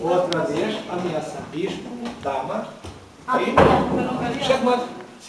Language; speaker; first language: Portuguese; non-native, learner; Ukrainian